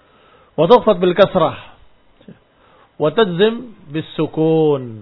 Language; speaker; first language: Arabic; non-native, fluent; Indonesian